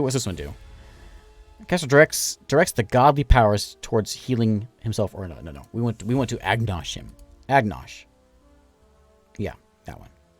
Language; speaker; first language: English; native; English